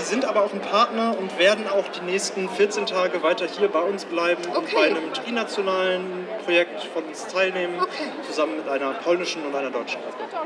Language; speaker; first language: German; native; German